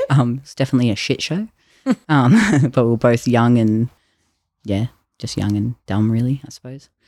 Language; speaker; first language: English; native; English